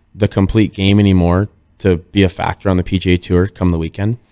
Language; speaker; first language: English; native; English